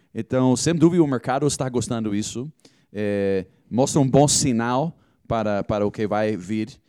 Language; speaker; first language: Portuguese; non-native, fluent; English